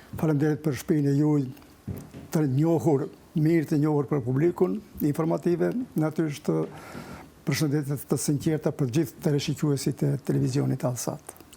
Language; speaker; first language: Albanian; native; Albanian